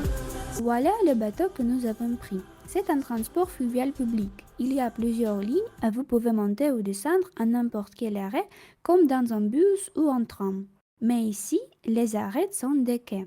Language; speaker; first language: French; non-native, fluent; Russian